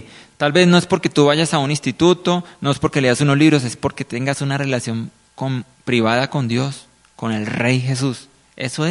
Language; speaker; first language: Spanish; native; Spanish